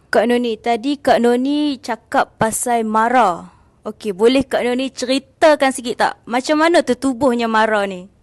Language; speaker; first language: Malay; native; Malay